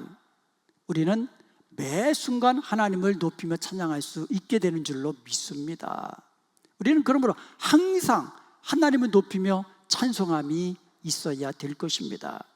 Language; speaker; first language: Korean; native; Korean